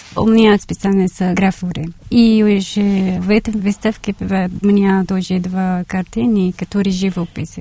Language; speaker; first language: Russian; non-native, learner; Arabic